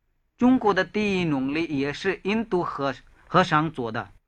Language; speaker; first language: Chinese; non-native, fluent; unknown